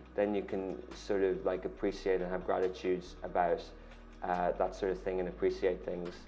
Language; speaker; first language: English; native; English